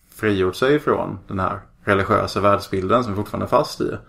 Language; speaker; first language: Swedish; native; Swedish